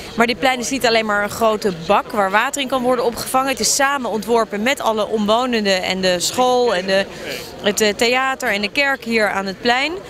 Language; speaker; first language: Dutch; native; Dutch